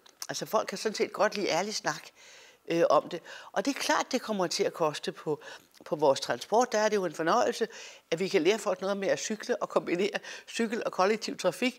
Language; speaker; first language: Danish; native; Danish